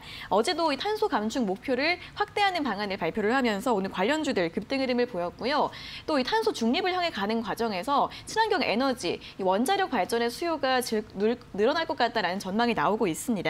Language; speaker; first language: Korean; native; Korean